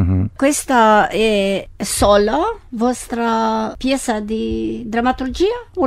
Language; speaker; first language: Italian; non-native, learner; Romanian